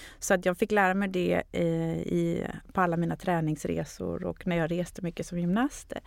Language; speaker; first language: Swedish; native; Swedish